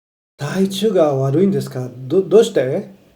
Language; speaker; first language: Japanese; non-native, fluent; Portuguese